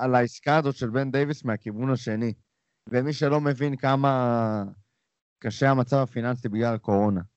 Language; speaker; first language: Hebrew; native; Hebrew